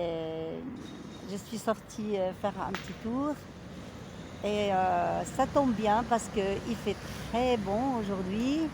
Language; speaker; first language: French; non-native, local second language; Arabic